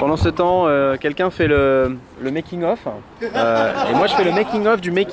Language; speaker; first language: French; native; French